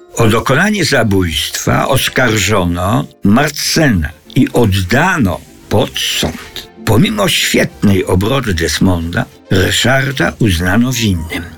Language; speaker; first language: Polish; native; Polish